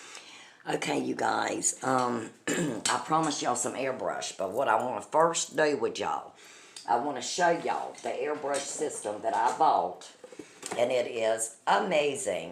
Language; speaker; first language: English; native; English